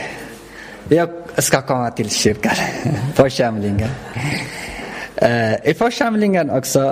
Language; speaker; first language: Swedish; non-native, learner; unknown